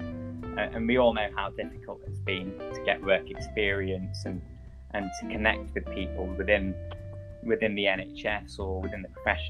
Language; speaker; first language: English; native; English